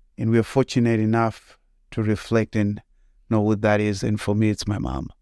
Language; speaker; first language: English; non-native, local second language; Shona